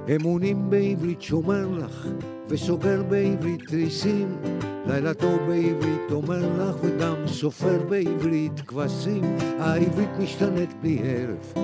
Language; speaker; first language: Hebrew; non-native, fluent; Spanish